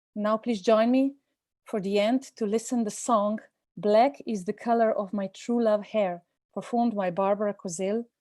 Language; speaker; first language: English; non-native, fluent; Slovenian